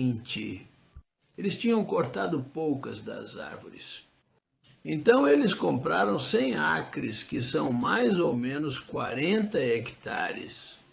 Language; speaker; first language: Portuguese; non-native, fluent; English